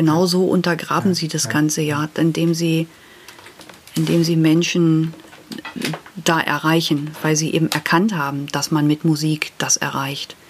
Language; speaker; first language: German; native; German